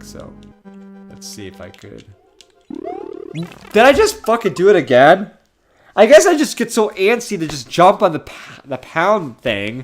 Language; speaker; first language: English; native; English